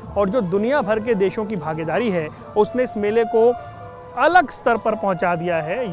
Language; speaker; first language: Hindi; native; Hindi